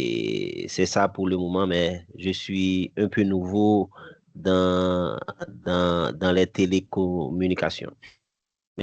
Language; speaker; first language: French; non-native, local second language; Haitian Creole